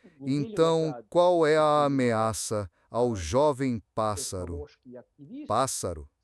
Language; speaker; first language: Portuguese; non-native, fluent; Serbian